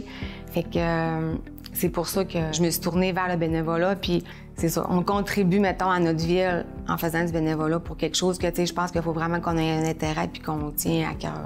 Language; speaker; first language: French; native; French